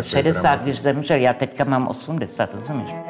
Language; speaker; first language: Czech; non-native, local second language; English